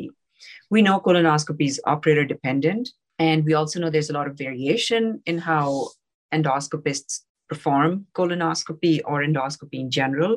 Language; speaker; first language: English; non-native, local second language; Urdu